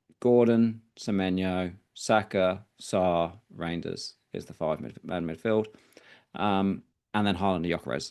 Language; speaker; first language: English; native; English